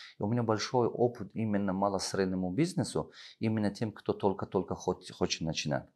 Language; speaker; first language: Russian; non-native, local second language; Tajik